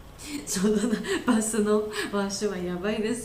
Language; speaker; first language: Japanese; non-native, learner; Georgian